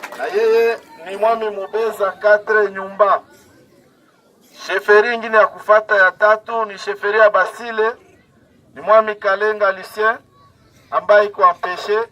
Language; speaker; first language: Swahili; non-native, local second language; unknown